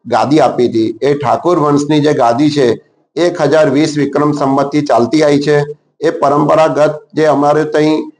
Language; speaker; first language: Gujarati; non-native, local second language; Sindhi